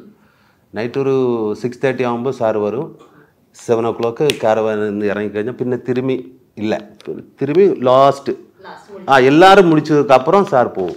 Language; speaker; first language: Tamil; non-native, learner; Malayalam